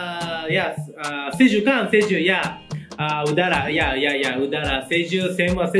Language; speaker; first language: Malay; non-native, learner; Japanese